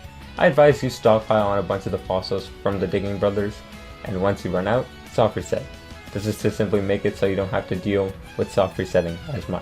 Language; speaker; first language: English; native; English